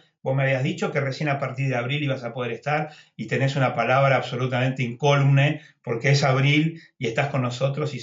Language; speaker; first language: Spanish; native; Spanish